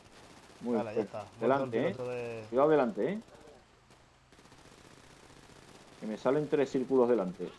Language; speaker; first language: Spanish; native; Spanish